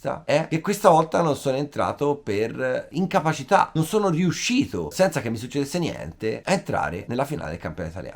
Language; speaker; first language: Italian; native; Italian